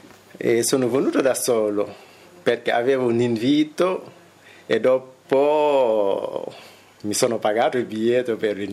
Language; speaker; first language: Italian; non-native, fluent; Wolof